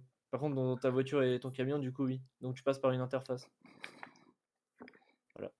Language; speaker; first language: French; native; French